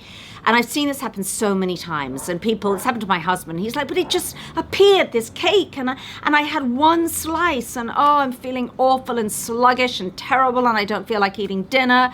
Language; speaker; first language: English; native; English